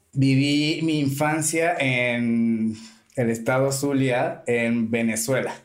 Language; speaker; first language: Spanish; native; Spanish